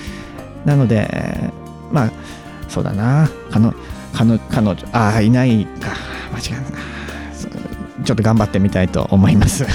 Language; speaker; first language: Japanese; native; Japanese